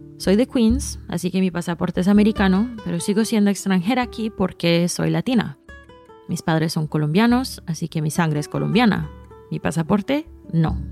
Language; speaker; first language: Spanish; early bilingual, heritage; Spanish